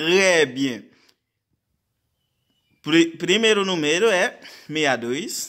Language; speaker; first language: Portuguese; non-native, learner; Haitian Creole